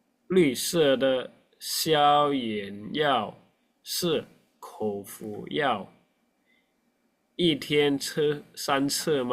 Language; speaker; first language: Chinese; non-native, fluent; Indonesian